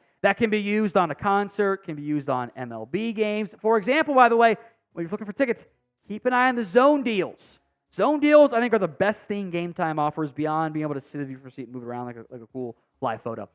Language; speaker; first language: English; native; English